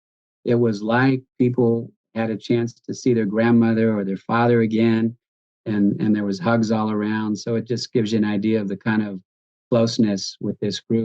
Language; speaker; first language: English; native; English